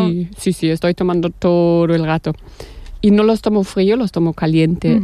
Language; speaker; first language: Spanish; non-native, fluent; German